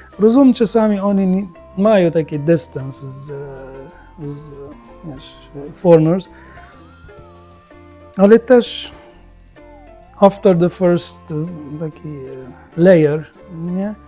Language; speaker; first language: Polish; non-native, learner; Arabic